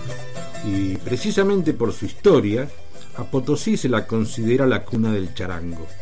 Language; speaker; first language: Spanish; native; Spanish